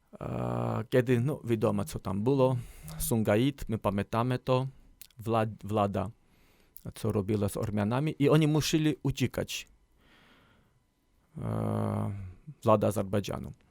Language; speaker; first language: Polish; non-native, learner; Armenian